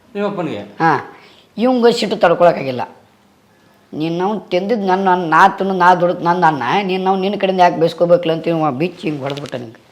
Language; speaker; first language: Kannada; native; Kannada